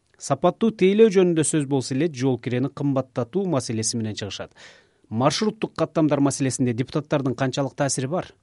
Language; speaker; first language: Kyrgyz; native; Kyrgyz